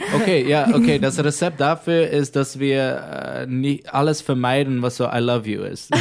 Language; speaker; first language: German; non-native, learner; Dutch